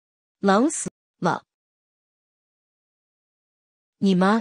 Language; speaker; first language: Chinese; non-native, learner; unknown